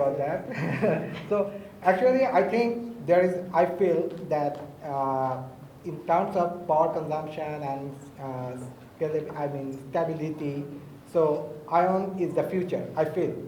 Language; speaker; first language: English; non-native, fluent; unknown